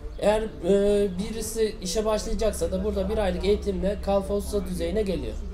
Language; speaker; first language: Turkish; native; Turkish